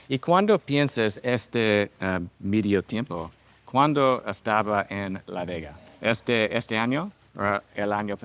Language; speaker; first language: Spanish; non-native, learner; English